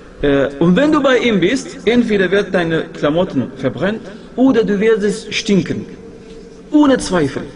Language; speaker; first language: German; non-native, fluent; Arabic